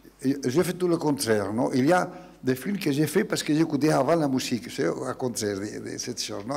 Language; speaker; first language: French; non-native, learner; Spanish